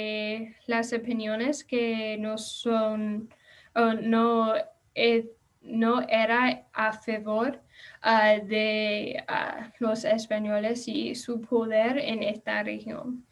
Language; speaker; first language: Spanish; non-native, learner; English